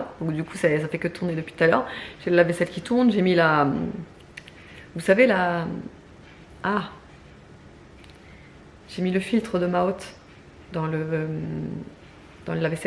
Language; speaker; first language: French; native; French